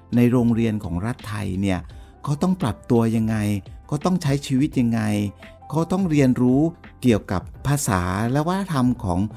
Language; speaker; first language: Thai; native; Thai